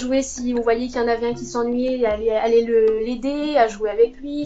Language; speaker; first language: French; native; French